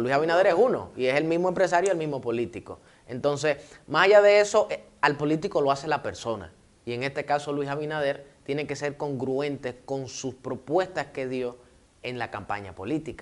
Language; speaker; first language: Spanish; native; Spanish